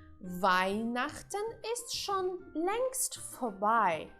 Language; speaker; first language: German; non-native, fluent; Ukrainian